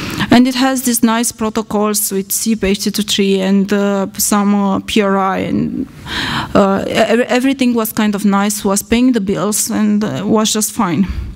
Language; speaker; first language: English; non-native, fluent; Romanian